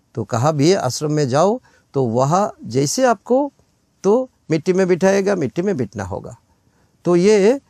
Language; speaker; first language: Hindi; non-native, local second language; Bangla